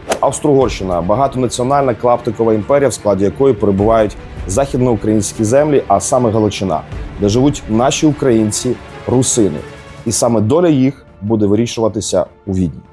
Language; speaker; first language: Ukrainian; native; Ukrainian